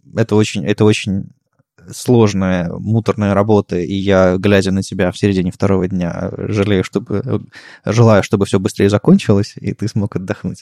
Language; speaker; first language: Russian; native; Russian